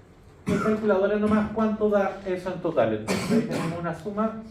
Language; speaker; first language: Spanish; native; Spanish